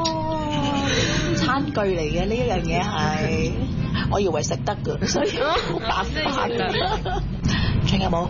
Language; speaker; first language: Chinese; native; Chinese